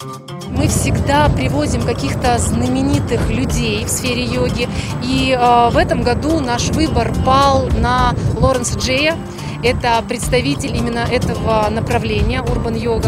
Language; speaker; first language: Russian; native; Russian